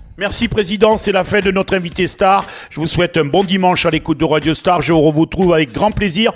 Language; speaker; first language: French; native; French